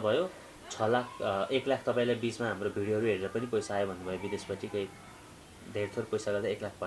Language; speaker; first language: Nepali; native; Nepali